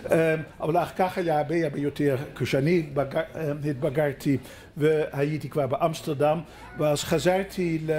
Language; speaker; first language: Hebrew; non-native, fluent; Dutch